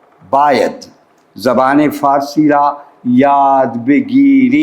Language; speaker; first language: Persian; non-native, fluent; Urdu